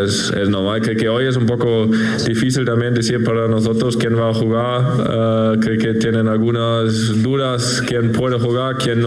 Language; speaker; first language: Spanish; non-native, fluent; German